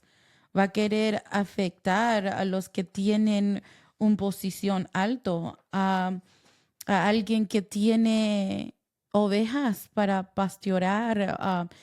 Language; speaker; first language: Spanish; early bilingual, heritage; Spanish